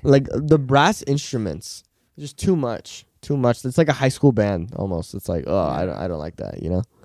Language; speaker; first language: English; native; English